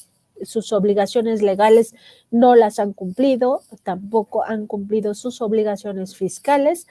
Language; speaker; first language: Spanish; native; Spanish